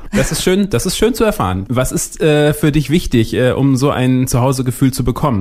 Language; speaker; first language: German; native; German